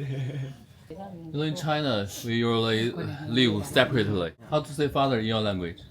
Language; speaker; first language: English; non-native, learner; Chinese